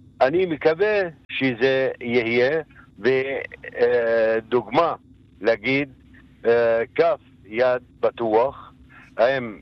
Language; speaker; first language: Hebrew; non-native, local second language; Arabic